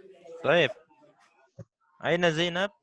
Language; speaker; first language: Arabic; non-native, fluent; Indonesian